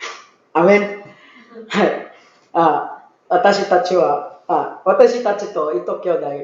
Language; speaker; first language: Japanese; non-native, learner; Filipino